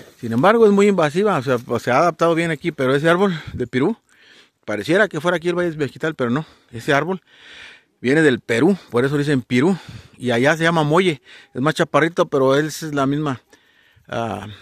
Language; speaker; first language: Spanish; native; Spanish